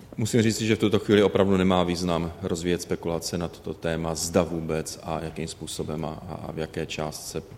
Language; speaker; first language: Czech; native; Czech